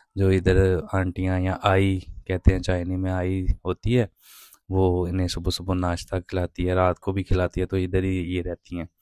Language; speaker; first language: Urdu; non-native, local second language; Punjabi